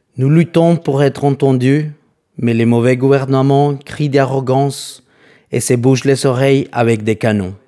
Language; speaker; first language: French; non-native, fluent; Spanish